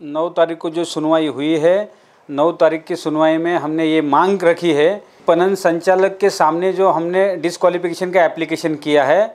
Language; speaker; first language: Hindi; non-native, local second language; Marathi